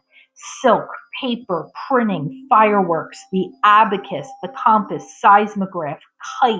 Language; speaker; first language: English; native; English